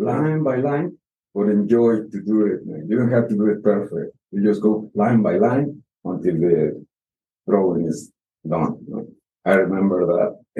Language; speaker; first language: English; non-native, fluent; Spanish